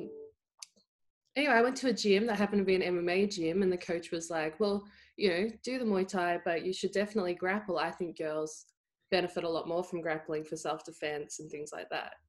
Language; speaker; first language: English; native; English